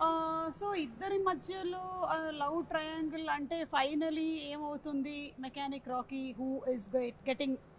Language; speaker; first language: Telugu; native; Telugu